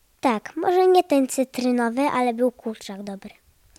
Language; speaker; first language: Polish; early bilingual, heritage; Polish